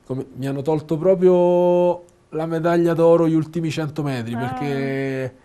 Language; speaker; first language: Italian; native; Italian